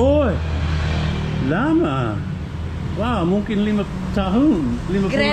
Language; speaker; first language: Indonesian; non-native, learner; English